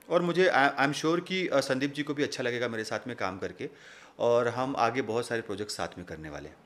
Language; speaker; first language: Hindi; native; Hindi